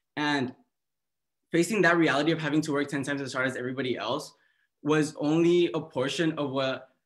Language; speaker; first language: English; early bilingual, other home language; Spanish